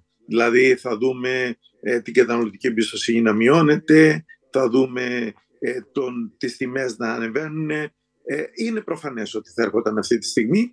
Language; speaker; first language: Greek; native; Greek